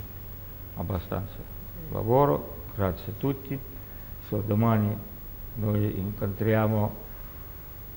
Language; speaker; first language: Italian; non-native, learner; Russian